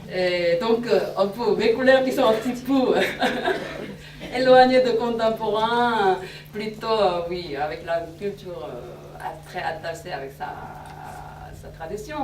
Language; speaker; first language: French; non-native, learner; Korean